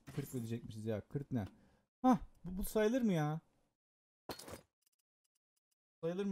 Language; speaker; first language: Turkish; native; Turkish